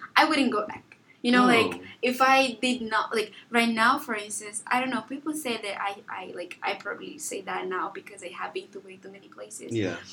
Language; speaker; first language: English; non-native, fluent; Portuguese